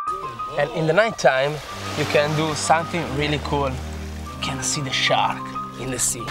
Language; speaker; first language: English; non-native, learner; Italian